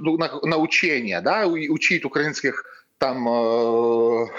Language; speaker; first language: Russian; non-native, fluent; Lithuanian